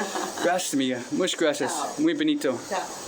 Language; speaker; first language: Spanish; non-native, learner; English